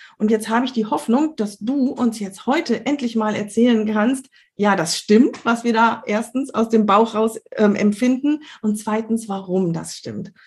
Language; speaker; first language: German; native; German